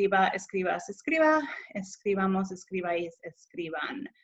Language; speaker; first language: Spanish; non-native, fluent; English